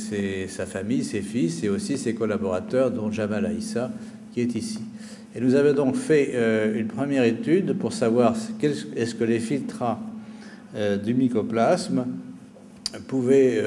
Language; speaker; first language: French; native; French